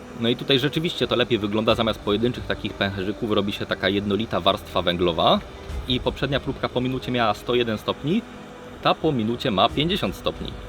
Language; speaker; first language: Polish; native; Polish